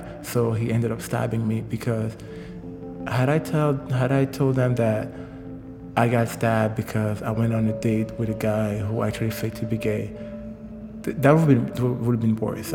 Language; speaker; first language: English; non-native, local second language; French